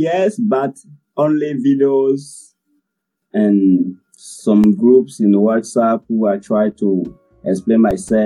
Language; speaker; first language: English; non-native, learner; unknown